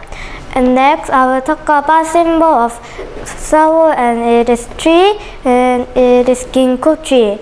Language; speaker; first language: English; non-native, learner; Korean